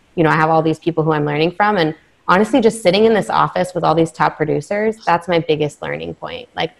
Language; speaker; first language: English; native; English